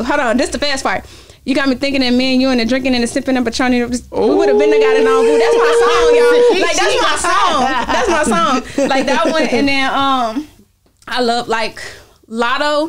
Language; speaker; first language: English; native; English